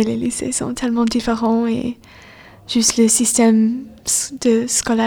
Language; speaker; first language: French; non-native, fluent; English